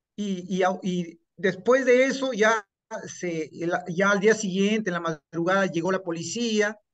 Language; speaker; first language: Spanish; native; Spanish